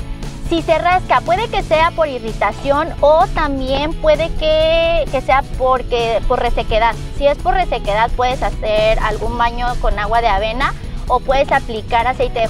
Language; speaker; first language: Spanish; native; Spanish